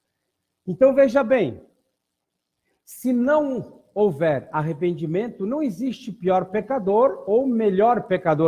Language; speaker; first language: Portuguese; native; Portuguese